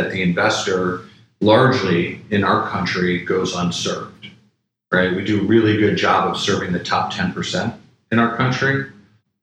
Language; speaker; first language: English; native; English